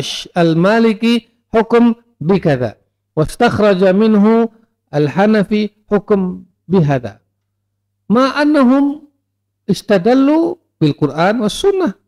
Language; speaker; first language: Arabic; non-native, fluent; Indonesian